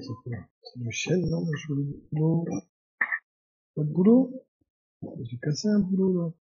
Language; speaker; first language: French; native; French